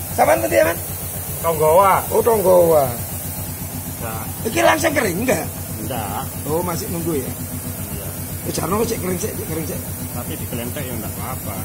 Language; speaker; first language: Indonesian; non-native, local second language; Javanese